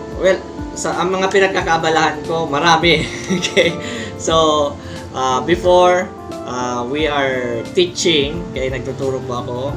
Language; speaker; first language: Filipino; non-native, local second language; Bikol